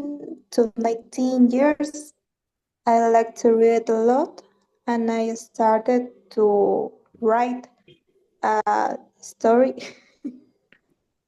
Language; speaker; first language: English; non-native, learner; Spanish